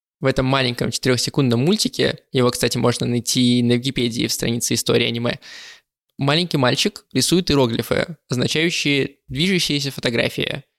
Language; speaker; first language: Russian; native; Russian